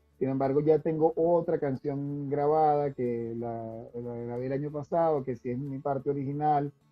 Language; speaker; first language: Spanish; native; Spanish